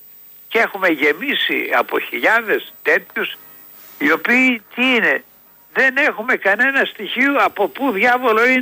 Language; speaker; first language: Greek; native; Greek